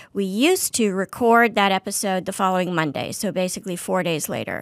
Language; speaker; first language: English; native; English